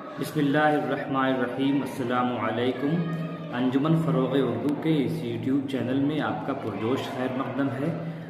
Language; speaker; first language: Urdu; native; Urdu